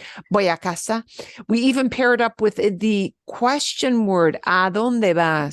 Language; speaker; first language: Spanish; non-native, fluent; English